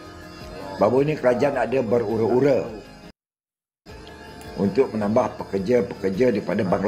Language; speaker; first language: Malay; native; Malay